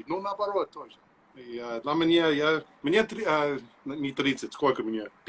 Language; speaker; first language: Russian; non-native, learner; English